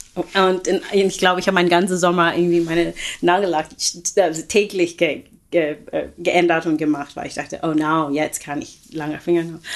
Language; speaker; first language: German; non-native, fluent; English